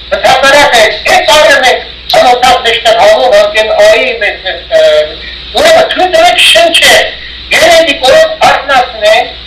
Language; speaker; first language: Armenian; early bilingual, heritage; Armenian